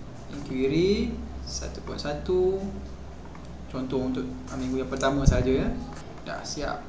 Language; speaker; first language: Malay; native; Malay